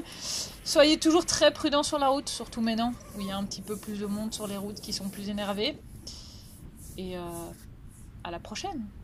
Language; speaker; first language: French; native; French